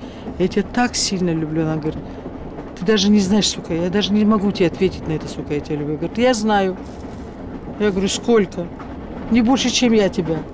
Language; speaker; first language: Russian; native; Russian